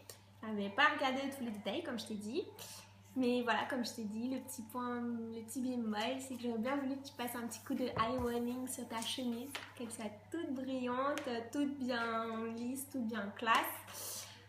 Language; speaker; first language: French; native; French